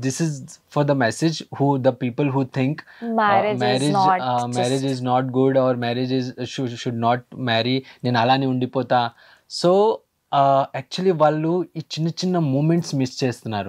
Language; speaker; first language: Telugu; early bilingual, heritage; Telugu